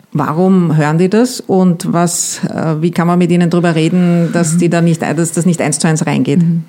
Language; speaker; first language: German; native; German